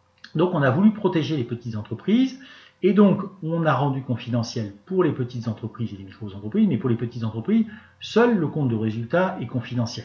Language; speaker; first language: French; native; French